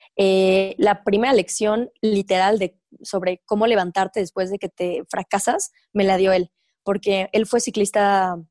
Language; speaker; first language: Spanish; native; Spanish